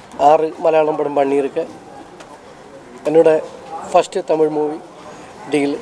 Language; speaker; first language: Tamil; non-native, learner; Malayalam